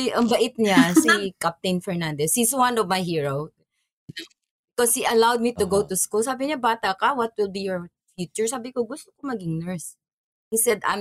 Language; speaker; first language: English; non-native, local second language; Maranao